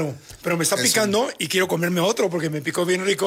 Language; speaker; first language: Spanish; native; Spanish